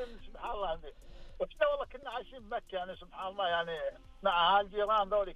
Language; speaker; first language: Arabic; native; Arabic